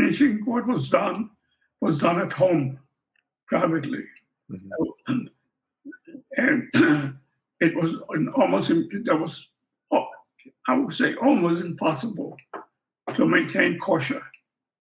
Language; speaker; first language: English; non-native, fluent; Polish